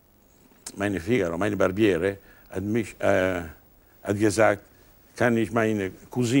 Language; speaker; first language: German; non-native, learner; Italian